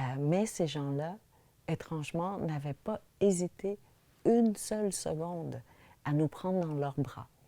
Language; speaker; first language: French; early bilingual, other home language; Vietnamese